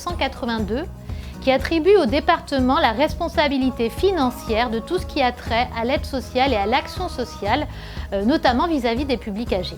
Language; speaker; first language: French; native; French